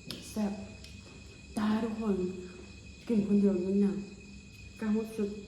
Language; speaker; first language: Thai; non-native, local second language; Lao